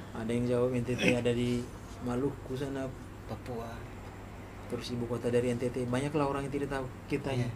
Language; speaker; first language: Indonesian; native; Indonesian